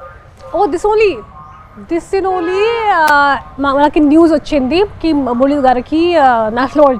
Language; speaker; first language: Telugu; non-native, fluent; Hindi